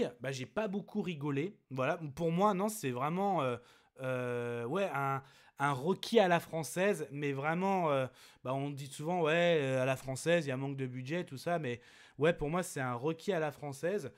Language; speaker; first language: French; native; French